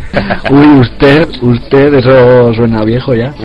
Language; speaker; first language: Spanish; native; Spanish